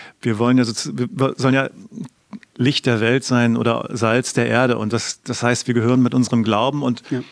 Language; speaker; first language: German; native; German